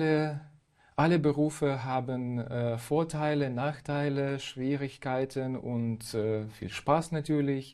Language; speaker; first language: German; non-native, fluent; Ukrainian